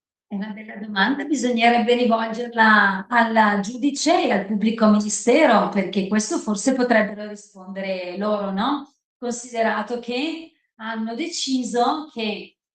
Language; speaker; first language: Italian; native; Italian